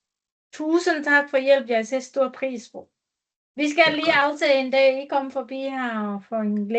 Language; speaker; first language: Danish; non-native, learner; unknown